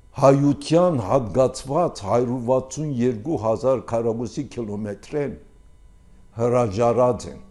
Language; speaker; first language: Armenian; early bilingual, heritage; Armenian